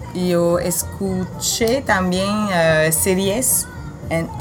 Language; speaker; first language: Spanish; non-native, learner; French